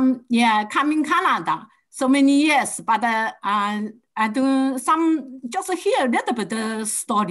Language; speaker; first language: English; non-native, learner; Chinese